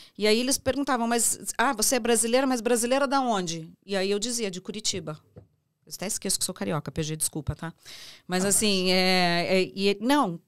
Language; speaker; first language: Portuguese; early bilingual, heritage; Portuguese